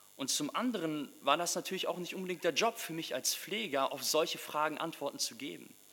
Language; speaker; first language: German; early bilingual, other home language; Russian